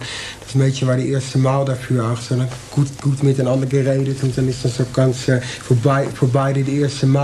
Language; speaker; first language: German; non-native, fluent; Dutch